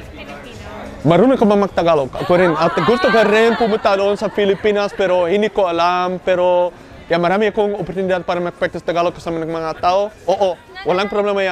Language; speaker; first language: Filipino; non-native, learner; Dutch